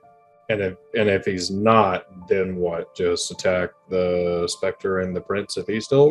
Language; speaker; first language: English; native; English